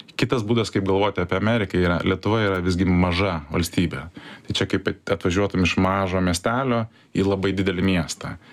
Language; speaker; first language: Lithuanian; early bilingual, heritage; Lithuanian